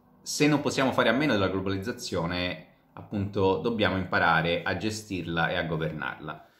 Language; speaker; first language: Italian; native; Italian